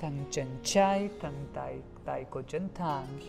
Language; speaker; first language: Vietnamese; non-native, learner; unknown